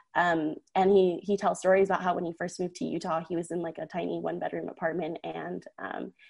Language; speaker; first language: English; early bilingual, other home language; Persian